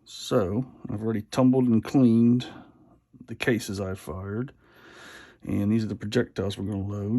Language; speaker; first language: English; native; English